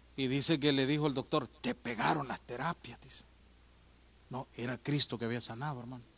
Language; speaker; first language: Spanish; native; Spanish